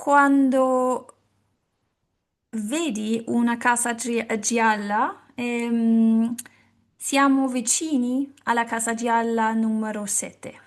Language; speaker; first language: Italian; non-native, learner; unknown